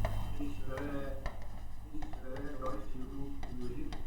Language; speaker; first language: German; non-native, learner; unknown